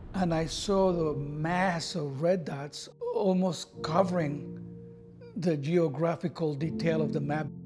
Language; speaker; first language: English; non-native, fluent; Spanish